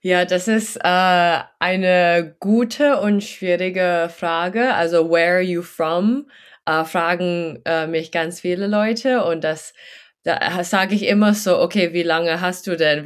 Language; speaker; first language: German; early bilingual, heritage; German